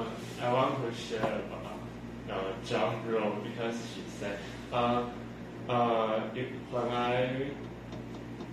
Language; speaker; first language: English; non-native, learner; Chinese